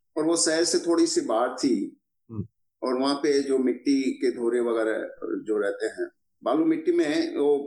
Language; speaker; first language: Hindi; native; Hindi